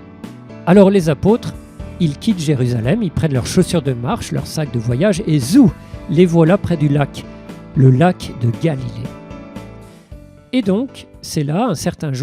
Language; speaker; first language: French; native; French